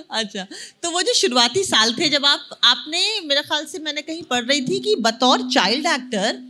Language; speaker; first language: Hindi; native; Hindi